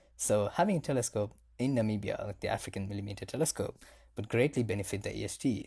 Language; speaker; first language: English; non-native, local second language; Tamil